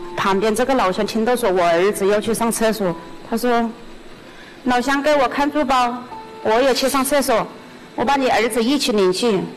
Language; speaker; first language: Chinese; native; Chinese